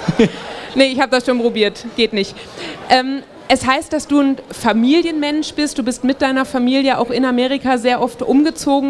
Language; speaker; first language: German; native; German